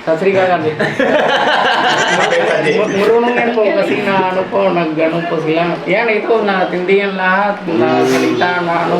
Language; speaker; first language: Filipino; non-native, learner; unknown